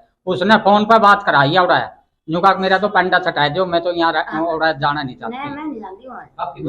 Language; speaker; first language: Hindi; non-native, local second language; Haryanvi